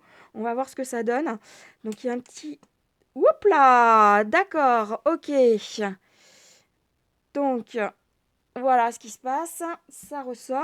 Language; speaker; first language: French; native; French